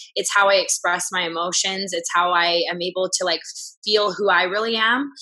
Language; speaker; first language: English; native; English